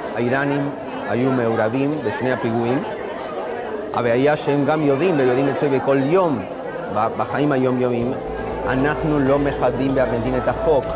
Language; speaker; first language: Hebrew; early bilingual, heritage; Spanish